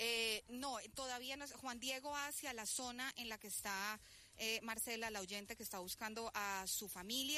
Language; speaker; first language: Spanish; native; Spanish